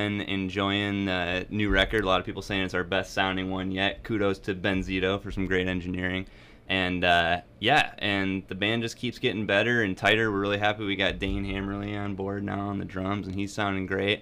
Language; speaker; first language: English; native; English